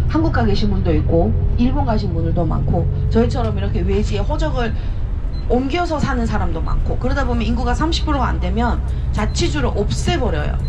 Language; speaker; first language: Korean; early bilingual, heritage; Korean